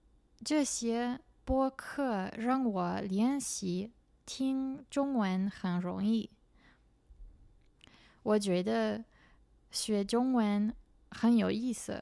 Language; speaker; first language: Chinese; non-native, learner; English